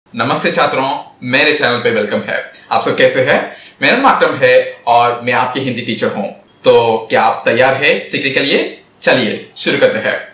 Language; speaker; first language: Hindi; non-native, local second language; Tamil